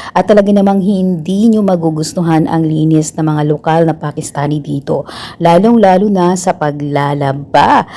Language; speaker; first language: Filipino; native; Filipino